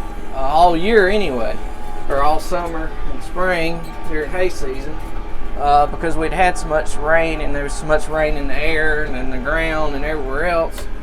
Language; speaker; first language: English; native; English